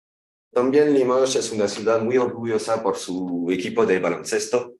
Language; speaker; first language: Spanish; non-native, fluent; French